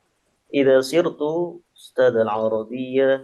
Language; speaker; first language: Arabic; non-native, learner; Indonesian